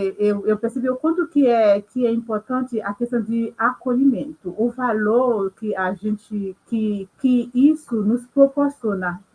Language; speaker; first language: Portuguese; non-native, local second language; Haitian Creole